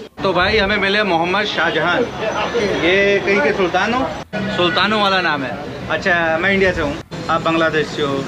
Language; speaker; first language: Hindi; native; Hindi